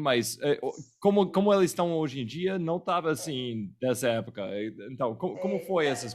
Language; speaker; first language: Portuguese; non-native, fluent; English